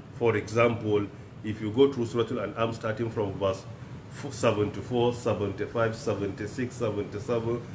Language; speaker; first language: English; non-native, local second language; Hausa